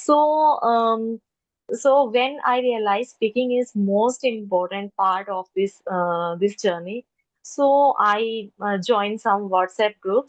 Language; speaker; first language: English; non-native, learner; Hindi